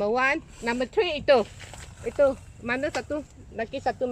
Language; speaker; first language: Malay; non-native, local second language; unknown